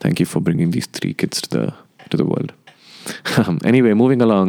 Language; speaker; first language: English; non-native, local second language; Hindi